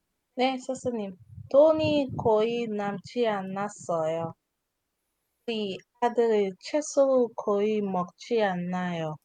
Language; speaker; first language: Korean; non-native, learner; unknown